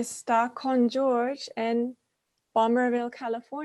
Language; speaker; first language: Spanish; non-native, learner; English